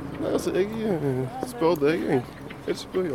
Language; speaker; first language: Norwegian; native; Norwegian